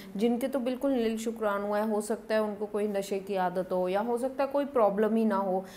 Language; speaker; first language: Hindi; non-native, local second language; Punjabi